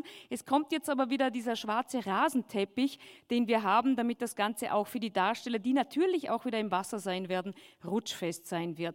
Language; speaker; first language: German; native; German